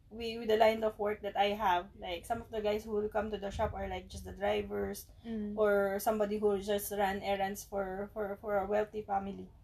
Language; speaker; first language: English; non-native, local second language; Filipino